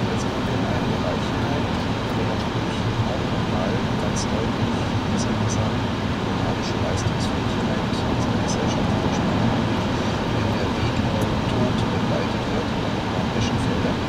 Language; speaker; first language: German; native; German